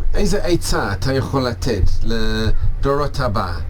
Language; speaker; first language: Hebrew; non-native, fluent; English